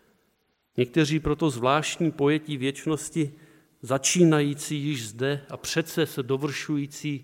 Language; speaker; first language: Czech; native; Czech